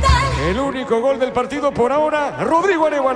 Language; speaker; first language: Spanish; native; Spanish